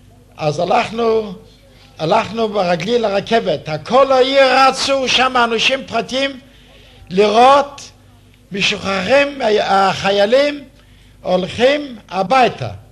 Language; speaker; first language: Hebrew; non-native, fluent; Yiddish